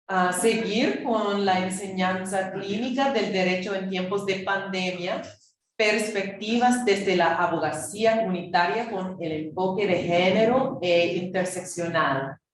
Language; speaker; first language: Spanish; non-native, fluent; English